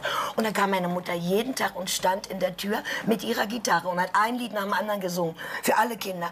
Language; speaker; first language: German; native; German